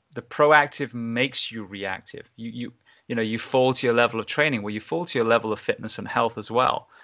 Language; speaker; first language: English; native; English